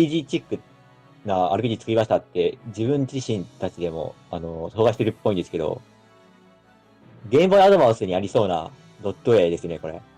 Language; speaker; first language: Japanese; native; Japanese